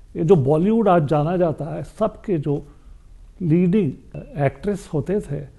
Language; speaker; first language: Hindi; non-native, local second language; Bangla